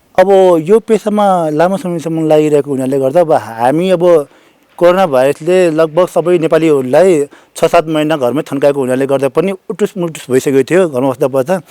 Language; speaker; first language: Nepali; non-native, local second language; Sherpa